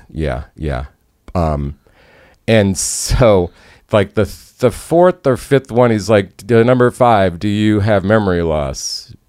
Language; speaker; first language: English; native; English